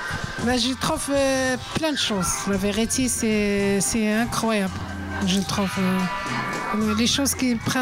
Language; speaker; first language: French; non-native, learner; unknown